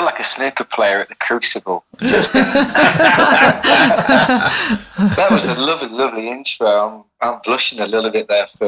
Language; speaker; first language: English; native; English